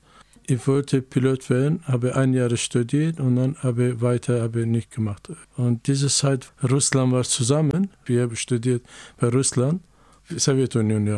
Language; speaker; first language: German; non-native, learner; Azerbaijani